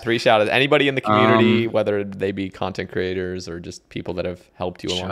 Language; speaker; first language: English; native; English